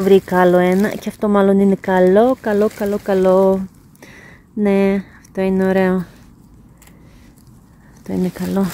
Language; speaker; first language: Greek; native; Greek